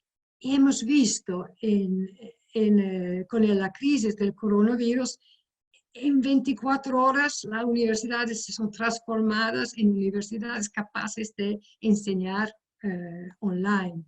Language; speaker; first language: Spanish; non-native, fluent; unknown